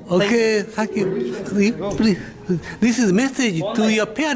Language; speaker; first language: English; non-native, learner; Japanese